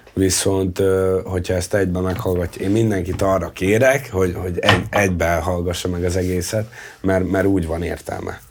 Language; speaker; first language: Hungarian; native; Hungarian